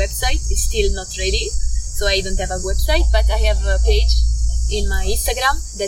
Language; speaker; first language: English; non-native, fluent; Italian